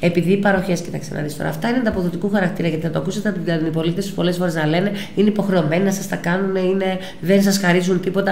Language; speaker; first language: Greek; native; Greek